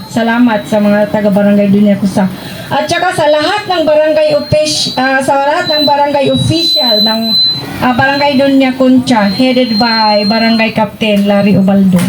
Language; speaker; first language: Filipino; non-native, local second language; Iloko